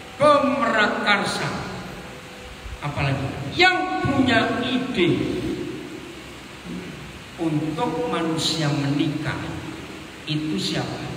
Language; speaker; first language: Indonesian; native; Indonesian